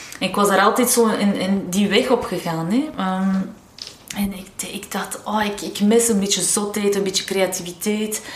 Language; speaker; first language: Dutch; non-native, local second language; French